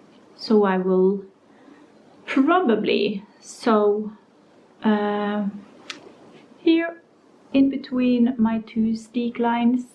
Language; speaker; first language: English; non-native, fluent; Norwegian